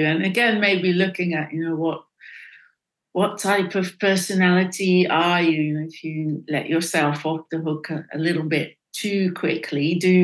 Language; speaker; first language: English; non-native, fluent; Dutch